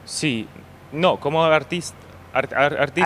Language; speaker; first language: Spanish; non-native, learner; Ukrainian